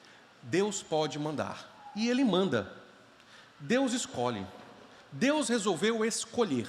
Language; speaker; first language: Portuguese; native; Portuguese